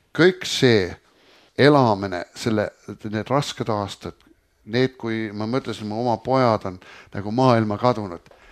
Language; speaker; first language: Estonian; early bilingual, heritage; Estonian